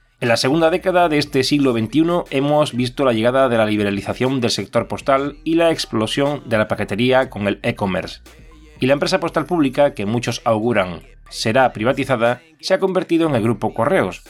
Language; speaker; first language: Spanish; native; Spanish